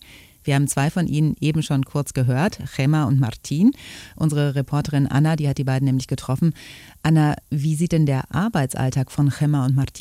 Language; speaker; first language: German; native; German